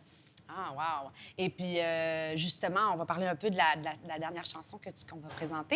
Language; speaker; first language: French; native; French